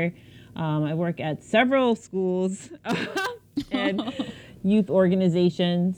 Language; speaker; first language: English; native; English